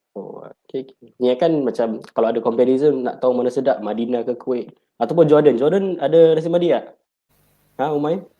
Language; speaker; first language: Malay; native; Malay